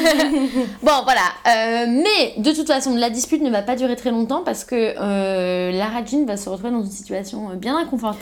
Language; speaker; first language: French; native; French